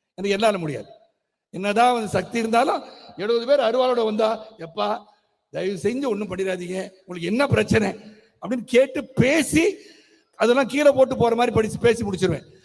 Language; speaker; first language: Tamil; native; Tamil